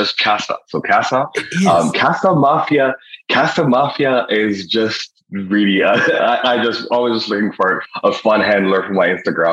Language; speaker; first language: English; non-native, local second language; Kinyarwanda